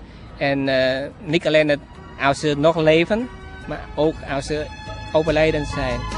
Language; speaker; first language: Dutch; non-native, learner; Vietnamese